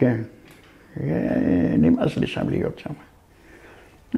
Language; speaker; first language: Hebrew; early bilingual, other home language; Arabic